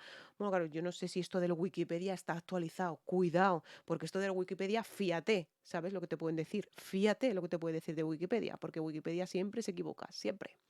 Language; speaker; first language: Spanish; native; Spanish